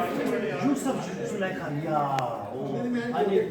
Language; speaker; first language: German; non-native, learner; Urdu